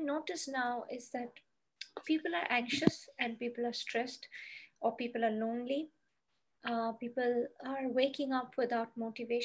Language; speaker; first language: English; non-native, local second language; Bangla